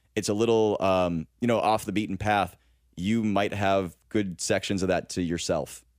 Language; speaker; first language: English; native; English